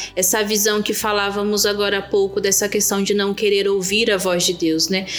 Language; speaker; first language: Portuguese; native; Portuguese